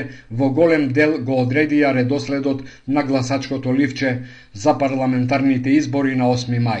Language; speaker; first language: Macedonian; native; Macedonian